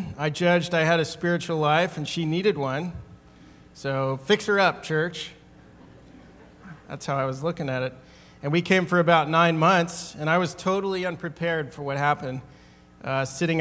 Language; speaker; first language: English; native; English